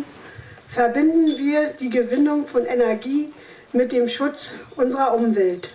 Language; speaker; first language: German; native; German